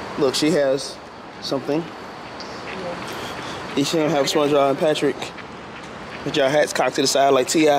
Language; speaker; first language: English; native; English